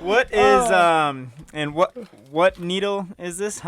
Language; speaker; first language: English; native; English